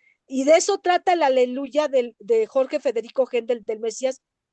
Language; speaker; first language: Spanish; native; Spanish